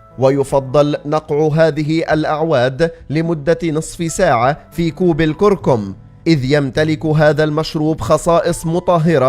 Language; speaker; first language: Arabic; native; Arabic